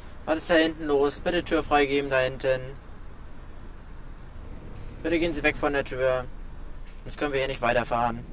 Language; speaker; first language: German; native; German